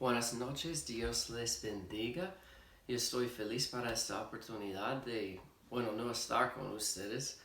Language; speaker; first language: Spanish; non-native, fluent; English